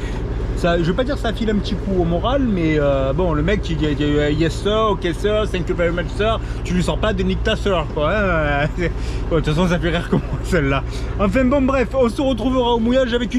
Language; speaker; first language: French; native; French